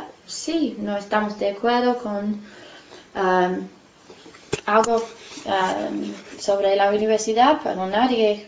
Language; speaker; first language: Spanish; non-native, fluent; English